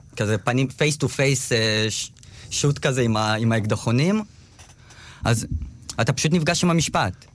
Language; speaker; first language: Hebrew; early bilingual, other home language; Russian